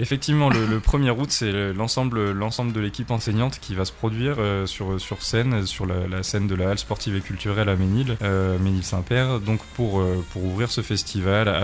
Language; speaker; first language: French; native; French